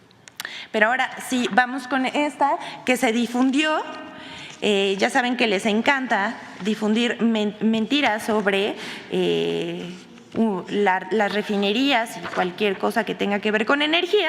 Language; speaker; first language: Spanish; native; Spanish